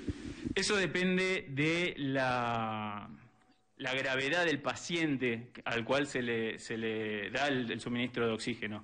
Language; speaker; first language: Spanish; native; Spanish